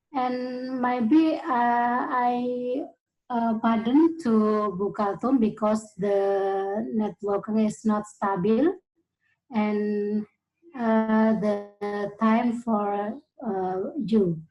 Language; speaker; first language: English; non-native, learner; Indonesian